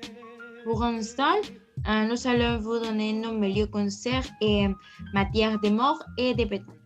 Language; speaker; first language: French; non-native, learner; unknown